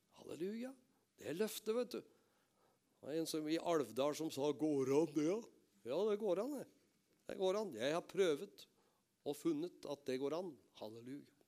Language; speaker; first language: Norwegian; native; Norwegian